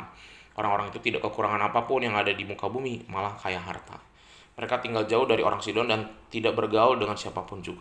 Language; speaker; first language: Indonesian; native; Indonesian